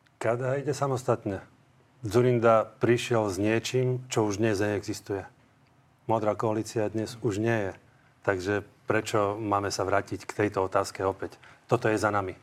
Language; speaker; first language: Slovak; native; Slovak